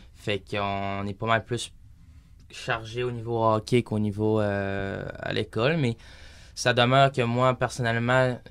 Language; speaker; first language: French; native; French